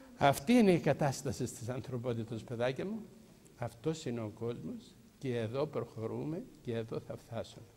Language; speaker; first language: Greek; native; Greek